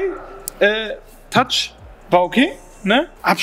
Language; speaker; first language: German; native; German